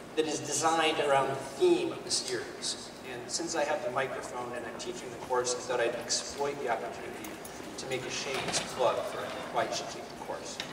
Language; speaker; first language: English; native; English